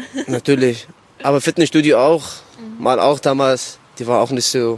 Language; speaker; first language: German; non-native, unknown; Arabic